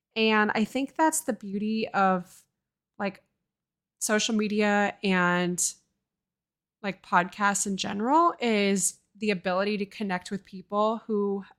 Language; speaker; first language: English; native; English